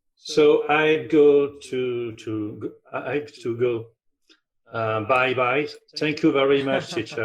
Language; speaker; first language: English; non-native, learner; French